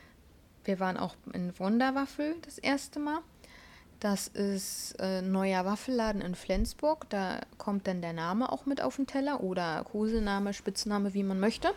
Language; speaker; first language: German; native; German